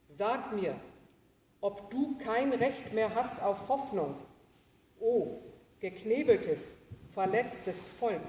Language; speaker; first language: German; native; German